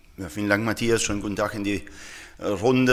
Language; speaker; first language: German; native; German